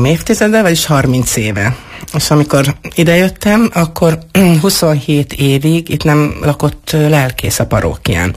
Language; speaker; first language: Hungarian; native; Hungarian